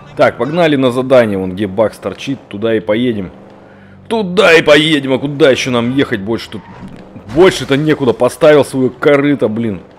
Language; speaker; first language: Russian; native; Russian